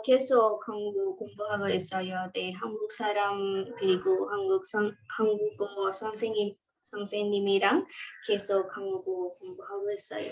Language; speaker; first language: Korean; non-native, learner; Marathi